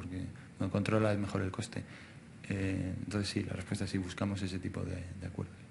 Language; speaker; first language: Spanish; native; Spanish